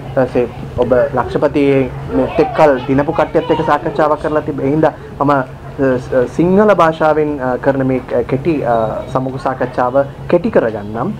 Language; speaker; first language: Sinhala; native; Sinhala